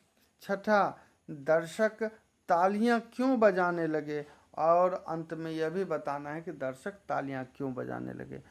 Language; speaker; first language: Hindi; native; Hindi